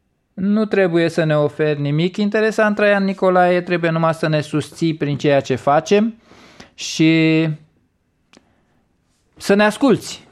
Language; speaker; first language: Romanian; native; Romanian